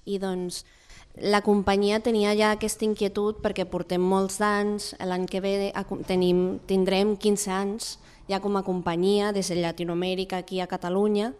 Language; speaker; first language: Catalan; non-native, fluent; Spanish